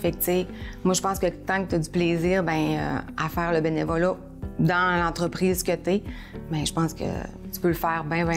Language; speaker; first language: French; native; French